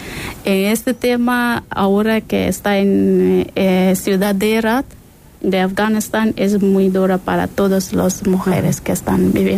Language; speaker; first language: Spanish; non-native, learner; Persian